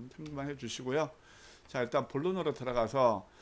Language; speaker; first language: Korean; native; Korean